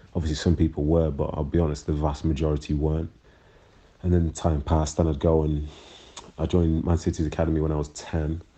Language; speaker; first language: English; native; English